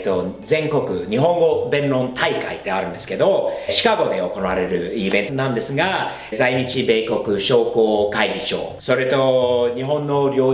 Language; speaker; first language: Japanese; non-native, fluent; English